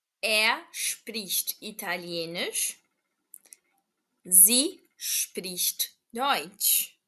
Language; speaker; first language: German; non-native, fluent; Portuguese